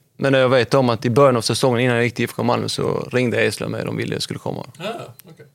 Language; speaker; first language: Swedish; early bilingual, other home language; Albanian